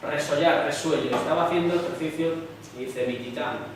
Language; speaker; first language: Spanish; non-native, local second language; Galician